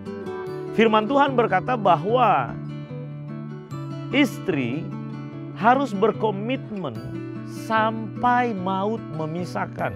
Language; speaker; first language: Indonesian; native; Indonesian